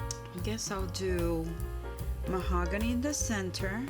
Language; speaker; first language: English; native; English